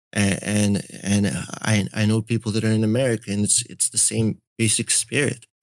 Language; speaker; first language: English; early bilingual, other home language; Russian